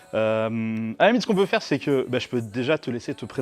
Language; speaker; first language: French; native; French